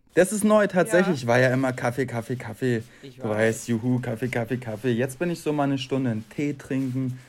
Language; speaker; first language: German; native; German